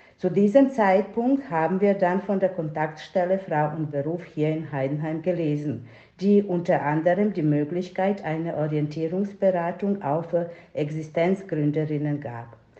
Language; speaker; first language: German; non-native, fluent; Serbian